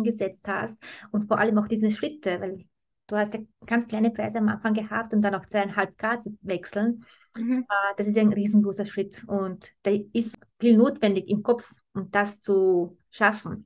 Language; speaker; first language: German; native; German